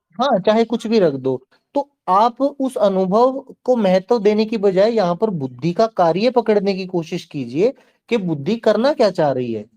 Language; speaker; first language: Hindi; native; Hindi